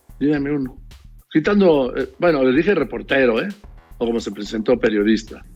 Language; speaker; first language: Spanish; native; Spanish